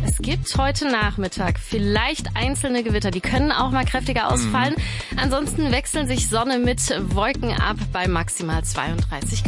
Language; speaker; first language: German; native; German